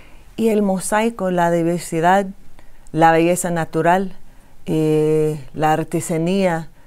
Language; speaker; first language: Spanish; non-native, fluent; English